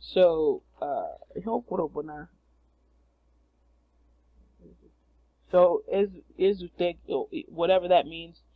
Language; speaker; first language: Igbo; non-native, learner; English